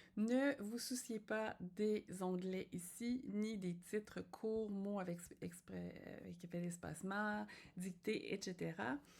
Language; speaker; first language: French; native; French